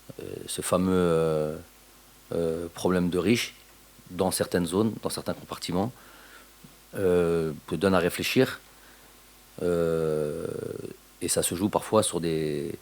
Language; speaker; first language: French; native; French